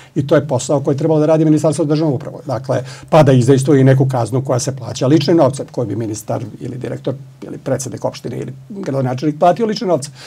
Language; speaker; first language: Bosnian; native; Bosnian